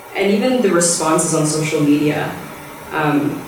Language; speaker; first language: English; early bilingual, other home language; Spanish